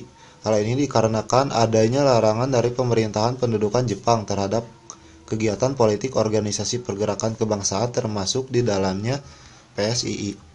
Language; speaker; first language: Indonesian; native; Indonesian